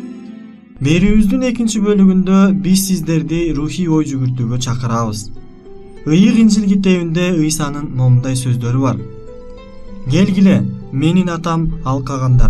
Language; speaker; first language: Kyrgyz; native; Kyrgyz